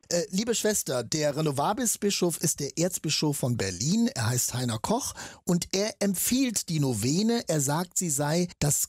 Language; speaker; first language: German; native; German